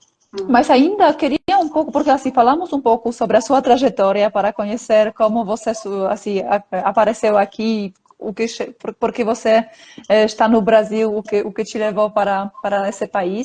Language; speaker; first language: Portuguese; non-native, fluent; Polish